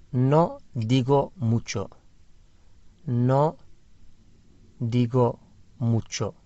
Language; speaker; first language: Spanish; non-native, fluent; English